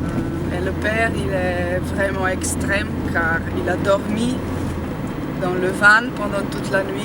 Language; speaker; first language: French; non-native, fluent; Slovenian